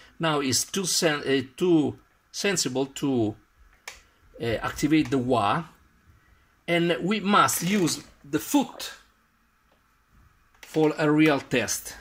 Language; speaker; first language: English; non-native, learner; Italian